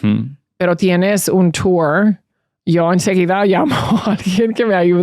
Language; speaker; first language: Spanish; early bilingual, heritage; English